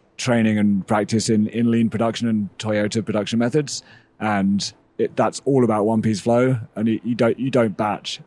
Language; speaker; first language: English; native; English